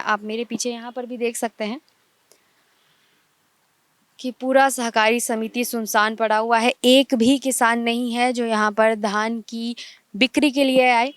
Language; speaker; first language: Hindi; native; Hindi